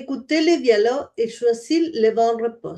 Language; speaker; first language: French; non-native, learner; Spanish